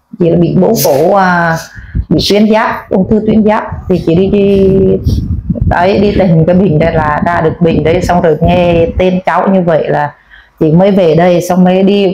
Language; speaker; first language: Vietnamese; non-native, local second language; Eastern Cham